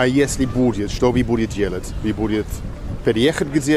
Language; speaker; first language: Russian; non-native, fluent; English